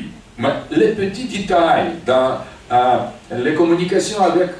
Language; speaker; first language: French; non-native, fluent; Russian